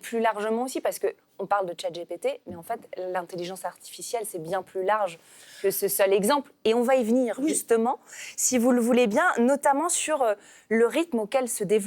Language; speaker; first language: French; native; French